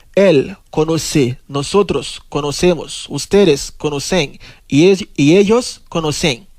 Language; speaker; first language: Spanish; non-native, fluent; Haitian Creole